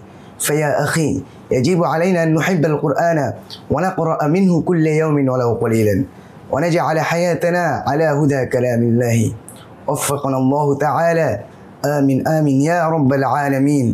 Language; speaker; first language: Arabic; non-native, learner; Bangla